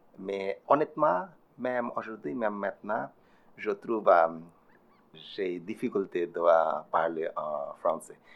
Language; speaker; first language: French; non-native, learner; Bangla